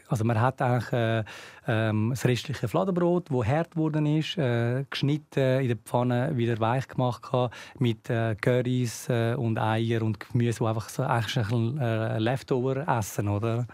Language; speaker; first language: German; early bilingual, other home language; Tamil